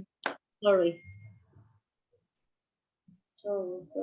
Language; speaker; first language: English; non-native, learner; Spanish